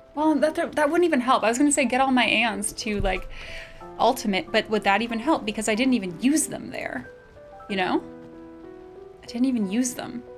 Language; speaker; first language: English; native; English